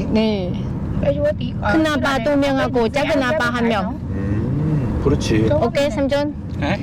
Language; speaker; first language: Korean; non-native, learner; Vietnamese